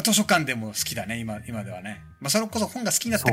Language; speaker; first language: Japanese; native; Japanese